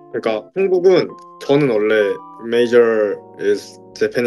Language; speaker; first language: Korean; native; Korean